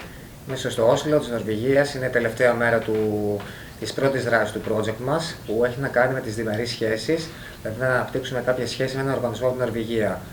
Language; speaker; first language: Greek; native; Greek